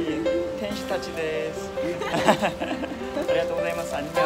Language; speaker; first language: Japanese; non-native, learner; Korean